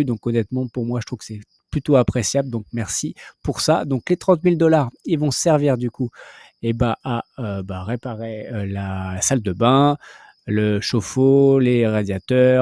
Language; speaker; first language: French; native; French